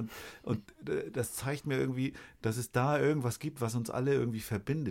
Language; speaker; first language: German; native; German